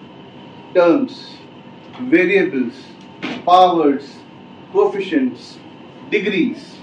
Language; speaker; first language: Hindi; native; Hindi